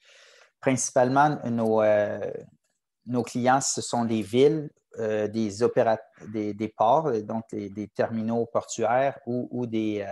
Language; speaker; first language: French; native; French